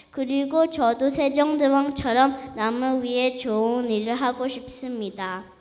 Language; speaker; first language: Korean; early bilingual, heritage; Korean